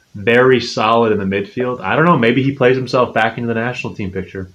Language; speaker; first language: English; native; English